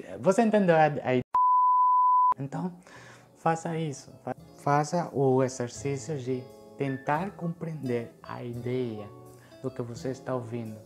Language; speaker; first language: Portuguese; non-native, fluent; Spanish